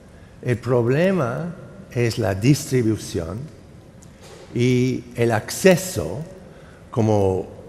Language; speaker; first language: Spanish; non-native, fluent; English